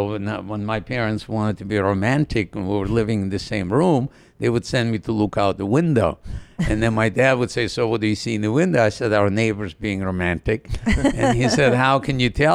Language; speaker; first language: English; non-native, fluent; Ukrainian